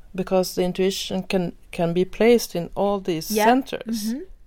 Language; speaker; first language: English; non-native, fluent; Swedish